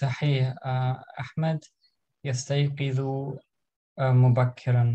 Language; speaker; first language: Arabic; non-native, learner; German